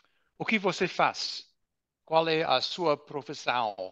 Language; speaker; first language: Portuguese; non-native, learner; English